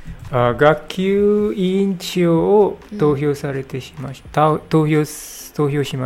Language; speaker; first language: Japanese; non-native, learner; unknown